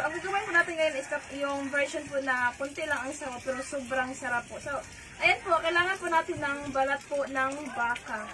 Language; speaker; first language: Filipino; non-native, local second language; Cebuano